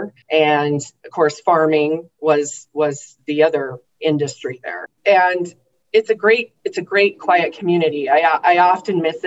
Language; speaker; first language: English; native; English